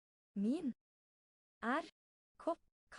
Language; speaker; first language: Norwegian; non-native, learner; English